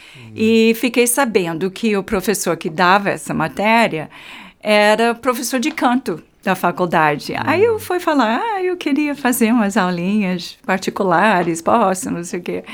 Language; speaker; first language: Portuguese; non-native, fluent; English